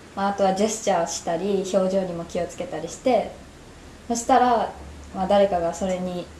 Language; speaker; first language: Japanese; native; Japanese